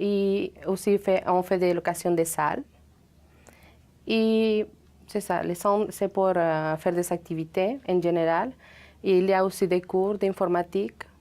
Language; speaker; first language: French; non-native, fluent; Spanish